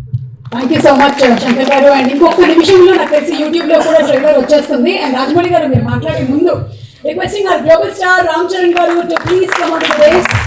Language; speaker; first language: Telugu; native; Telugu